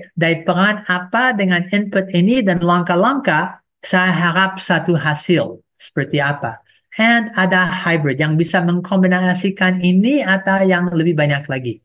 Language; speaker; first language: Indonesian; non-native, fluent; English